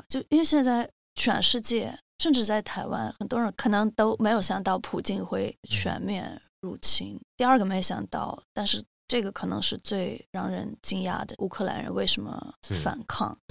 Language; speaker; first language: Chinese; non-native, fluent; Russian